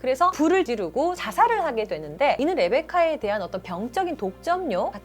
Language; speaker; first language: Korean; native; Korean